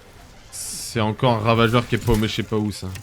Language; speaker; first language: French; native; French